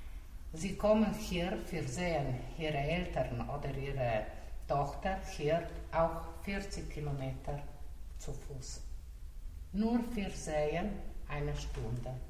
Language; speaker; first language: German; non-native, learner; Slovenian